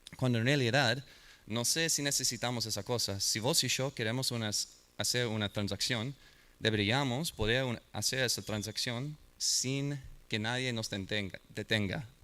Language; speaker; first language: Spanish; non-native, learner; English